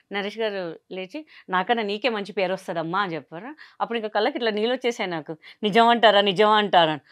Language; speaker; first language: Telugu; non-native, local second language; Hindi